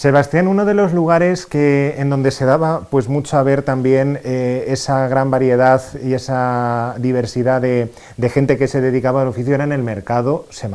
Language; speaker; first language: Spanish; native; Spanish